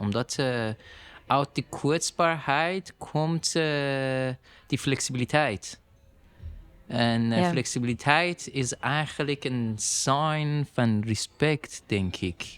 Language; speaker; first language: Dutch; non-native, learner; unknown